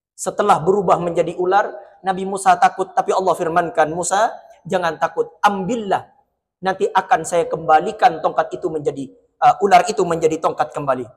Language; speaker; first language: Malay; non-native, local second language; Madurese